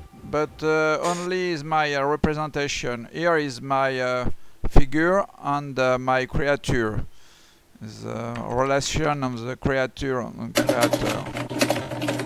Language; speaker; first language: English; non-native, learner; French